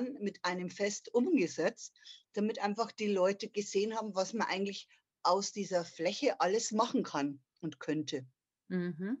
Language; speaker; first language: German; native; German